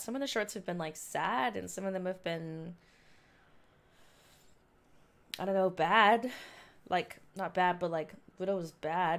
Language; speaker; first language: English; native; English